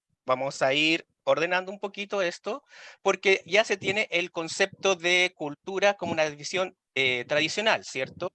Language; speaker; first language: Spanish; native; Spanish